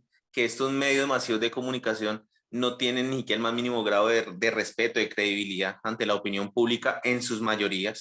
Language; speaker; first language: Spanish; native; Spanish